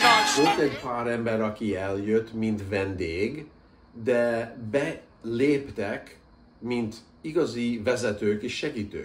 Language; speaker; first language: Hungarian; early bilingual, heritage; Hungarian